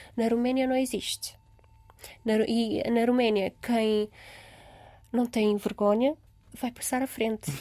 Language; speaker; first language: Portuguese; non-native, fluent; Romanian